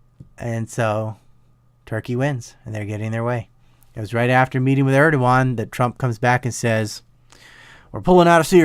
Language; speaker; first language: English; native; English